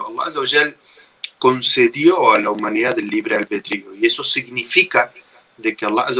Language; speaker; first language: Spanish; native; Spanish